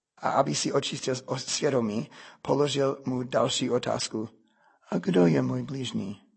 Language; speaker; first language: Czech; non-native, fluent; English